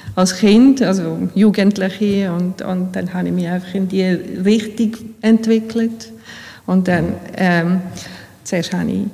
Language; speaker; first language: German; early bilingual, other home language; Bosnian